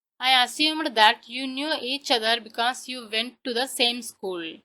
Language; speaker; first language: English; non-native, local second language; Tamil